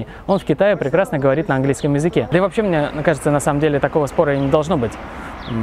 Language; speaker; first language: Russian; native; Russian